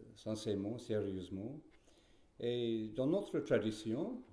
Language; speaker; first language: French; non-native, fluent; English